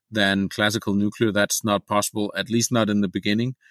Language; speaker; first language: English; non-native, fluent; Danish